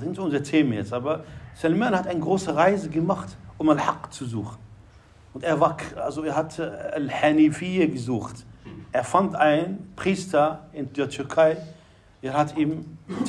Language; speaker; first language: German; non-native, fluent; Arabic